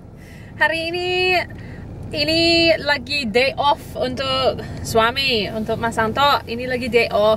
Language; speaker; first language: Indonesian; non-native, fluent; English